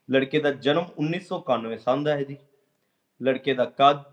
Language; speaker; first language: Hindi; non-native, local second language; Punjabi